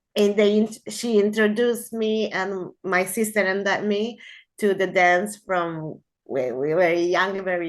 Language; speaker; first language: English; non-native, learner; Spanish